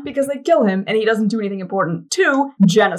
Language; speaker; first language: English; native; English